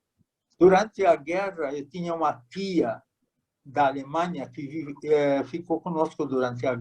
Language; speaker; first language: Portuguese; non-native, fluent; Hungarian